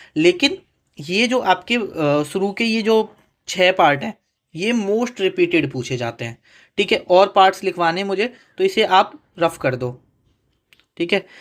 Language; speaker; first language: Hindi; native; Hindi